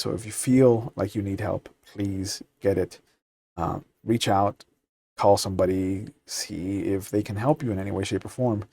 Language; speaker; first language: English; native; English